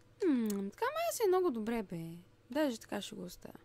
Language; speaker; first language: Bulgarian; native; Bulgarian